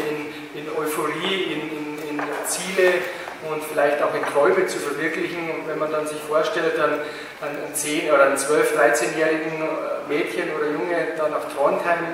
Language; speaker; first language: German; native; German